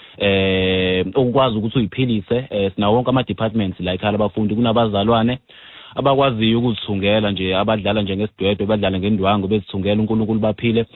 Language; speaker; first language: Zulu; native; Zulu